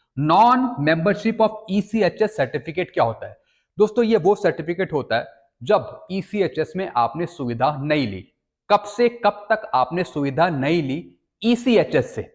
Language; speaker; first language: Hindi; native; Hindi